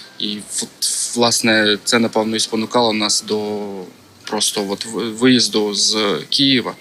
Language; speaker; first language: Ukrainian; non-native, local second language; Russian